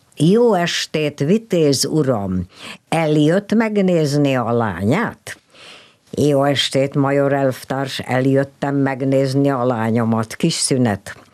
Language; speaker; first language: Hungarian; native; Hungarian